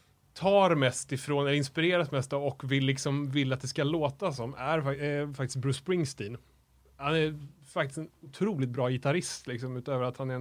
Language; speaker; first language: Swedish; native; Swedish